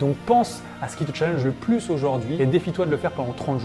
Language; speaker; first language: French; native; French